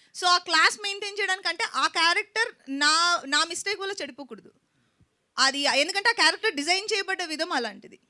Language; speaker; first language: Telugu; native; Telugu